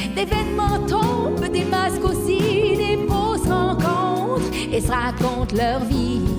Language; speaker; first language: French; native; French